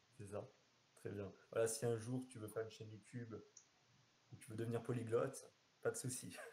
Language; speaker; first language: French; native; French